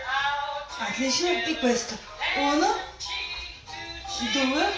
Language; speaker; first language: Italian; non-native, learner; Russian